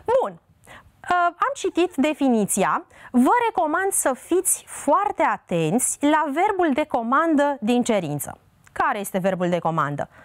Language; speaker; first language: Romanian; native; Romanian